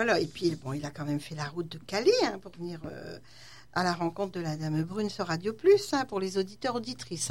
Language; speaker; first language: French; native; French